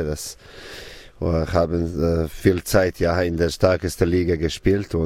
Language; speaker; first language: German; non-native, fluent; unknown